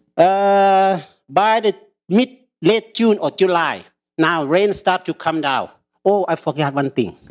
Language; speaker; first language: English; early bilingual, other home language; Lao